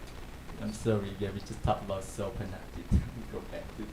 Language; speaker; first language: English; non-native, learner; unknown